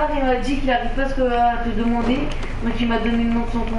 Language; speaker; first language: French; native; French